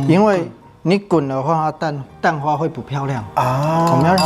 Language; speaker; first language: Chinese; native; Chinese